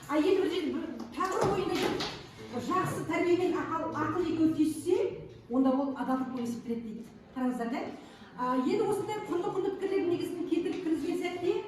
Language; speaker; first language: Kazakh; native; Kazakh